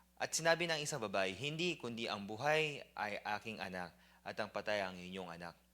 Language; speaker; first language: Filipino; non-native, fluent; Korean